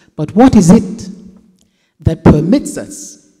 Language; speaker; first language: English; native; English